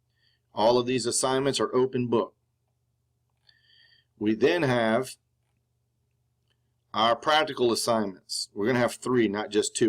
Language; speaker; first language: English; native; English